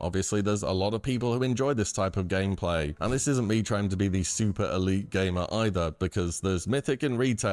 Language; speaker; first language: English; native; English